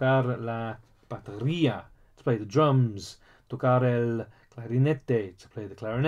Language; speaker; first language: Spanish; non-native, learner; English